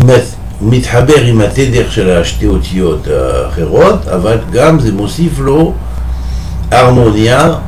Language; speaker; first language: Hebrew; non-native, fluent; French